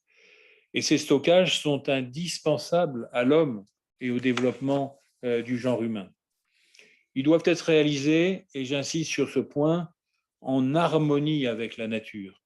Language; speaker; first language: French; native; French